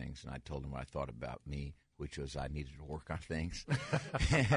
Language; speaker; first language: English; native; English